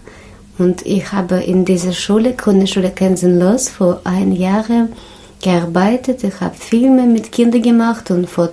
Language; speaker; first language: German; non-native, learner; Russian